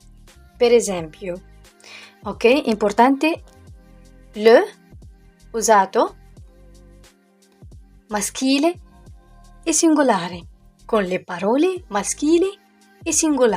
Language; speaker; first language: Italian; non-native, learner; Arabic